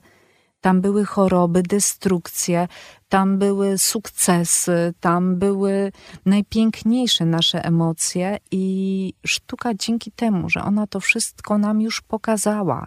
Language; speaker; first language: Polish; native; Polish